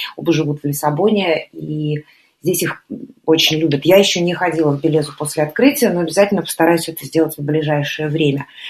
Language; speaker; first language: Russian; native; Russian